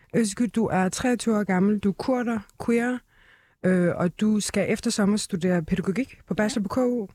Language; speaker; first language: Danish; early bilingual, other home language; Kurdish